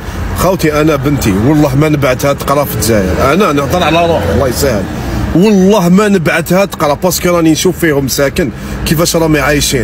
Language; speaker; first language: Arabic; native; Arabic